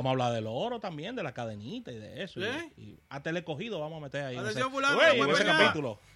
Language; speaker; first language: Spanish; native; Spanish